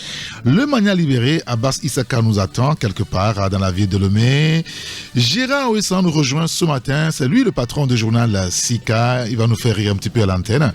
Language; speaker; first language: French; native; French